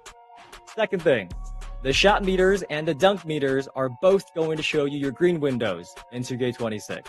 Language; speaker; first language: English; native; English